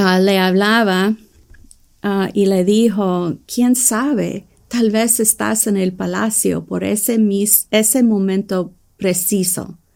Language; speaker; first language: Spanish; early bilingual, heritage; English